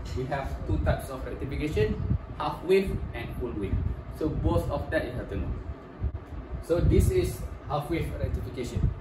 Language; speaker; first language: English; non-native, local second language; Malay